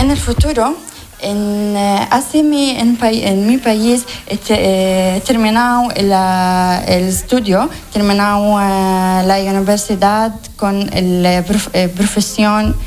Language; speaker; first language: Spanish; non-native, learner; Arabic